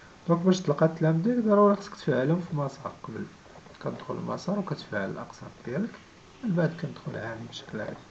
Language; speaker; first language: Arabic; native; Arabic